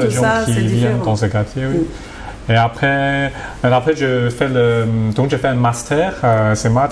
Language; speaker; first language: French; non-native, learner; Cantonese